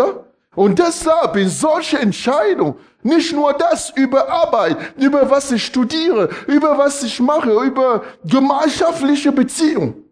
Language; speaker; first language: German; non-native, fluent; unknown